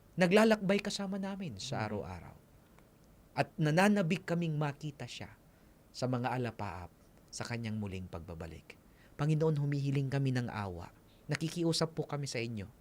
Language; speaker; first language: Filipino; non-native, local second language; Iloko